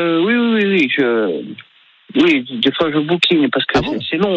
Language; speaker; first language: French; native; French